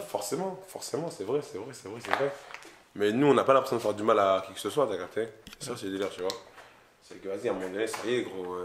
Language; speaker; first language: French; native; French